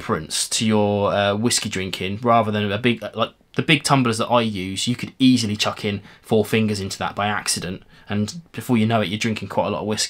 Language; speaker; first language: English; native; English